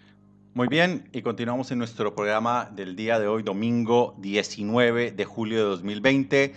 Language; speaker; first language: Spanish; native; Spanish